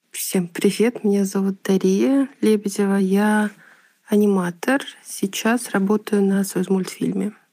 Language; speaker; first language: Russian; native; Russian